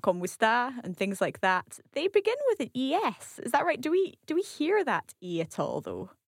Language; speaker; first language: English; native; English